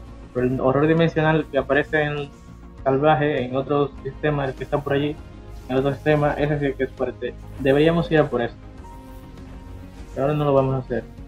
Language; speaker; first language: Spanish; native; Spanish